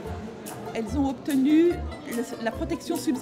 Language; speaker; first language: French; native; French